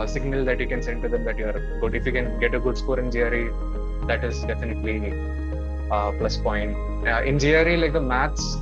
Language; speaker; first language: English; non-native, local second language; Malayalam